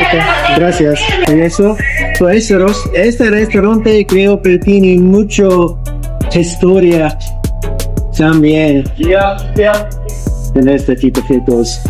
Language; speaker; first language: Spanish; non-native, learner; English